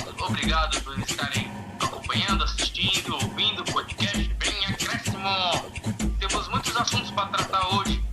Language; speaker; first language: Portuguese; native; Portuguese